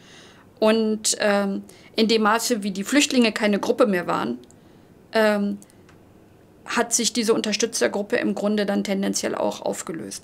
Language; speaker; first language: German; native; German